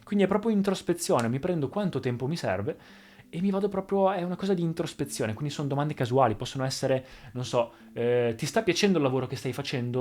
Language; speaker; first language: Italian; native; Italian